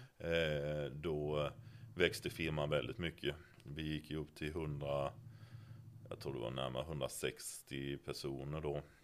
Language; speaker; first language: Swedish; native; Swedish